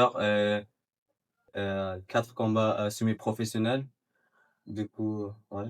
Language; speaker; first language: French; non-native, fluent; Persian